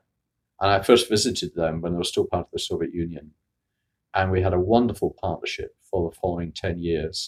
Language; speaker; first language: English; native; English